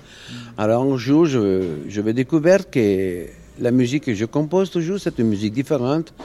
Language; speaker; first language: French; non-native, fluent; Spanish